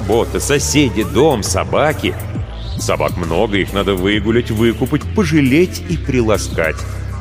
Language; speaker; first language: Russian; native; Russian